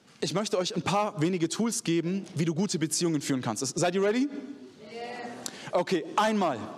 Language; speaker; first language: German; early bilingual, other home language; Arabic